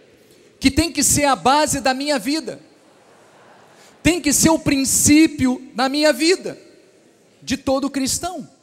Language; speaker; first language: Portuguese; native; Portuguese